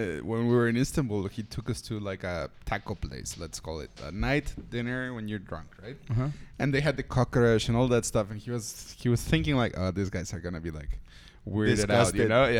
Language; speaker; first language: English; non-native, fluent; Spanish